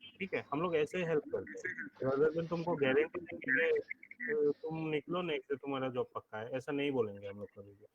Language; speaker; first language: Hindi; non-native, local second language; Bangla